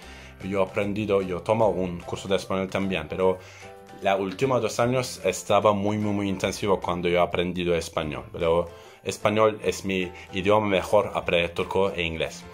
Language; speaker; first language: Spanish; non-native, learner; Turkish